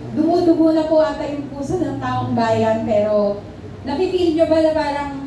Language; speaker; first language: Filipino; native; Filipino